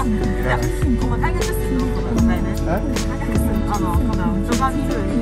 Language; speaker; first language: Japanese; non-native, fluent; Chinese